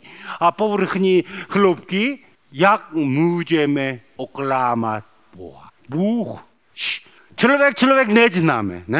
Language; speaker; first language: Czech; non-native, learner; Korean